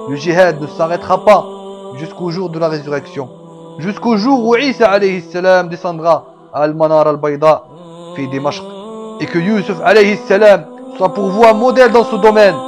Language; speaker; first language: French; non-native, local second language; Arabic